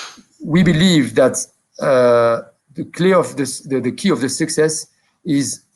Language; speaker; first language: English; non-native, local second language; French